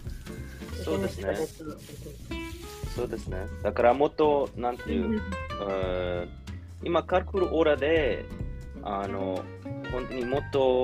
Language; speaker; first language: Japanese; non-native, learner; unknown